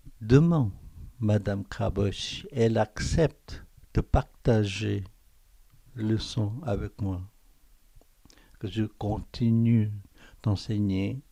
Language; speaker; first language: French; non-native, fluent; Korean